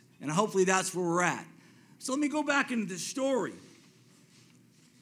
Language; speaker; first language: English; native; English